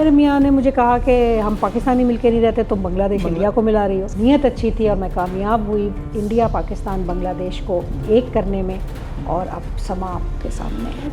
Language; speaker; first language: Urdu; native; Urdu